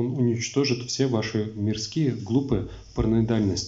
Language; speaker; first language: Russian; native; Russian